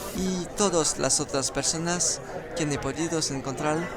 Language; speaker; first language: Spanish; non-native, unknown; French